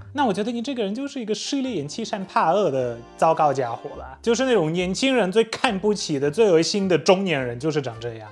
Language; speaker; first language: Chinese; native; Chinese